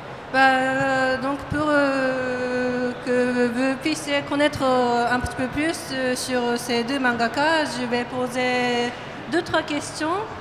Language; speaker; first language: French; non-native, fluent; Japanese